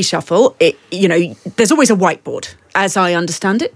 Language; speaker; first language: English; native; English